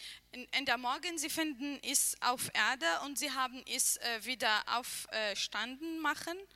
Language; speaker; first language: German; non-native, learner; Arabic